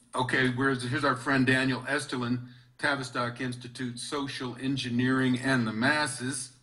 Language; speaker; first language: English; native; English